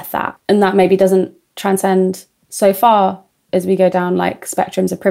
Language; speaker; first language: English; native; English